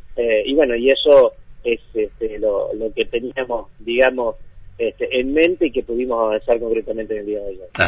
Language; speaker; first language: Spanish; native; Spanish